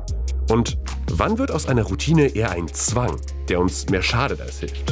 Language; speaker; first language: German; native; German